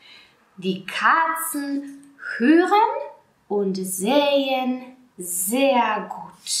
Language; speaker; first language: German; non-native, fluent; Polish